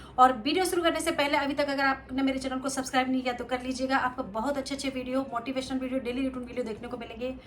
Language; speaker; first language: Hindi; native; Hindi